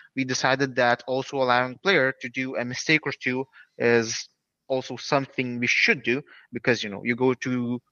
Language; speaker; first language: English; non-native, fluent; Lithuanian